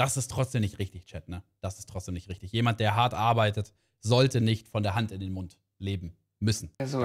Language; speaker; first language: German; native; German